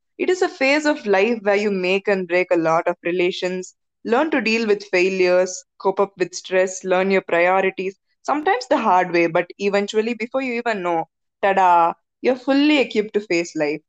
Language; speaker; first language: English; non-native, local second language; Tamil